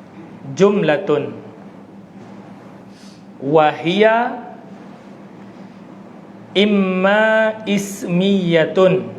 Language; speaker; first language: Arabic; non-native, fluent; Malay